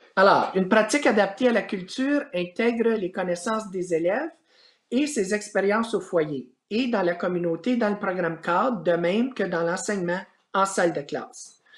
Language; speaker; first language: French; native; French